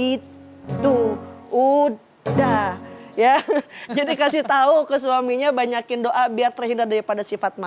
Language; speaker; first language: Indonesian; native; Indonesian